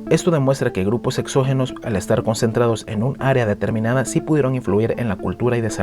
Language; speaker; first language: Spanish; native; Spanish